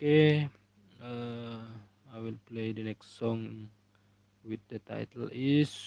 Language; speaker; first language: English; non-native, learner; Indonesian